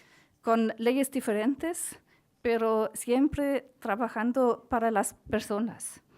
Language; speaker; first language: Spanish; non-native, fluent; German